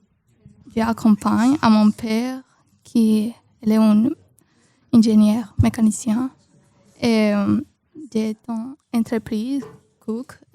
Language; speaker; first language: French; non-native, learner; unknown